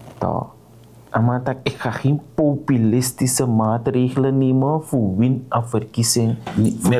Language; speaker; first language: Dutch; non-native, local second language; Sranan Tongo